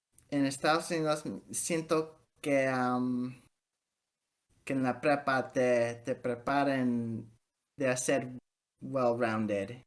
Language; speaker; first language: Spanish; early bilingual, heritage; Spanish